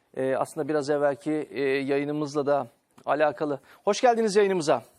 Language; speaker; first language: Turkish; native; Turkish